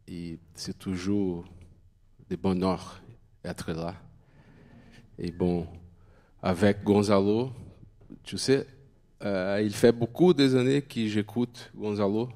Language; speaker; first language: French; non-native, fluent; Portuguese